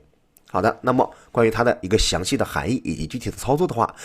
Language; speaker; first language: Chinese; native; Chinese